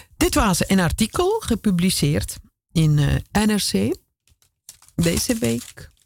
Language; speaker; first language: Dutch; non-native, fluent; Italian